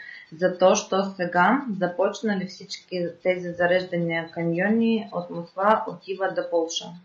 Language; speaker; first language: Bulgarian; non-native, fluent; Russian